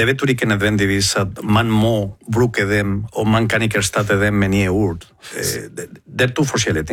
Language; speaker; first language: Norwegian; non-native, fluent; Spanish